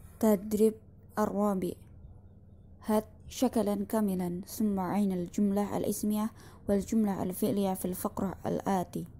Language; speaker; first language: Arabic; non-native, learner; Indonesian